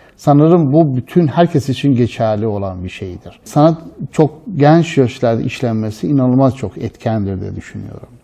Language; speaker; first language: Turkish; non-native, fluent; Persian